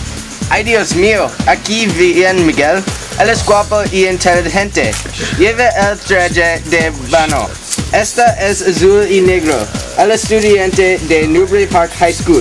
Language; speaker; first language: Spanish; non-native, learner; English